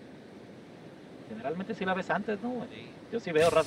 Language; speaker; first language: Spanish; native; Spanish